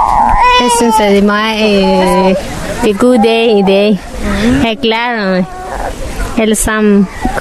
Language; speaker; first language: Danish; non-native, learner; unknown